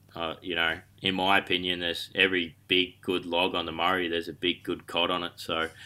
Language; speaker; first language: English; native; English